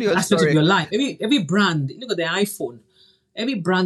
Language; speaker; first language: English; non-native, local second language; Yoruba